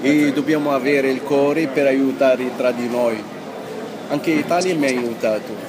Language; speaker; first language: Italian; non-native, learner; Arabic